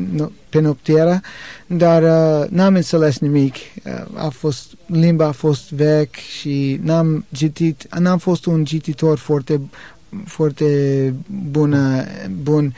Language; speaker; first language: Romanian; non-native, learner; English